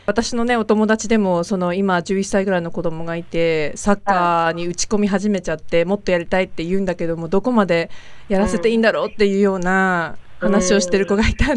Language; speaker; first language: Japanese; native; Japanese